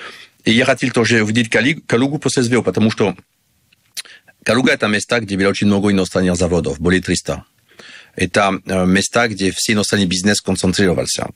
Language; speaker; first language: Russian; non-native, learner; French